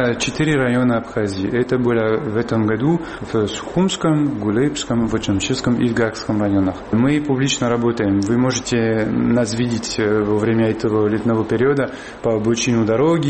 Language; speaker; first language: Russian; non-native, fluent; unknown